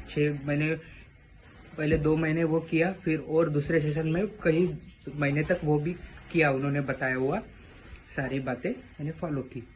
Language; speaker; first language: Hindi; native; Hindi